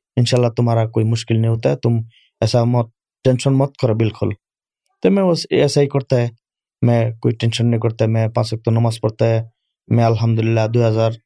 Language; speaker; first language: Urdu; non-native, learner; Bangla